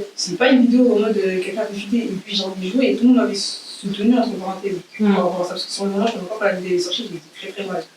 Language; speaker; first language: French; early bilingual, other home language; Haitian Creole